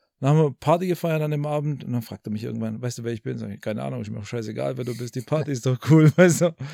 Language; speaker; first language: German; early bilingual, other home language; Albanian